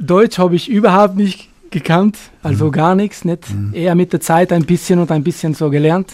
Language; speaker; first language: German; non-native, fluent; Albanian